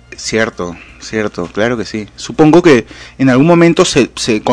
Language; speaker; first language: Spanish; native; Spanish